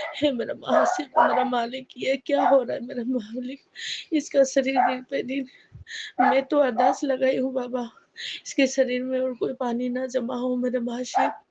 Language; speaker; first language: Hindi; non-native, local second language; Assamese